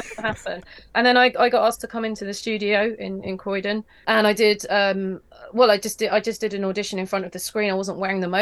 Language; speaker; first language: English; native; English